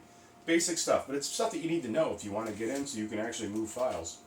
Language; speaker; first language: English; native; English